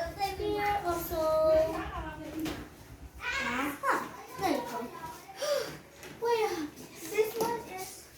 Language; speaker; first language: English; non-native, learner; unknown